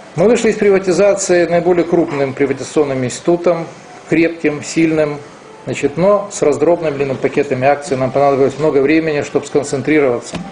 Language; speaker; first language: Russian; non-native, local second language; Romanian